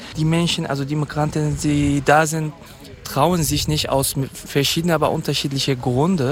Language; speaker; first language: German; non-native, fluent; Kurdish